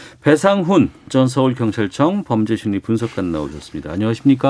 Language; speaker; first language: Korean; native; Korean